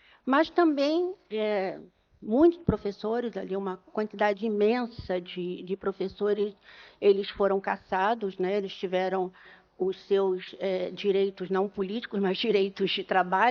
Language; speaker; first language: Portuguese; native; Portuguese